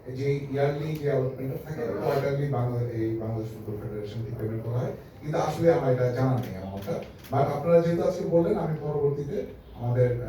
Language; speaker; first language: Bangla; native; Bangla